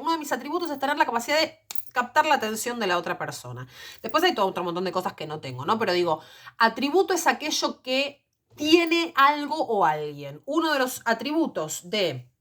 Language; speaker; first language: Spanish; native; Spanish